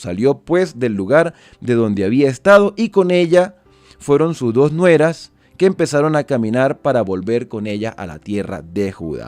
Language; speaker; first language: Spanish; native; Spanish